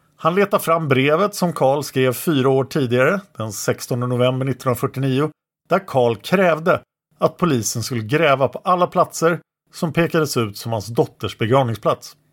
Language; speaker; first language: Swedish; native; Swedish